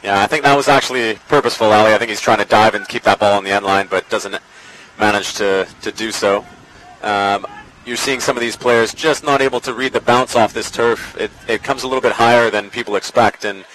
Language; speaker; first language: English; native; English